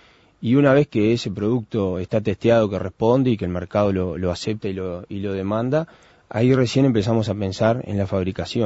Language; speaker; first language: Spanish; native; Spanish